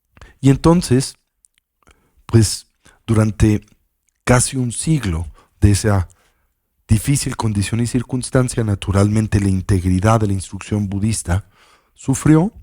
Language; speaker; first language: Spanish; native; Spanish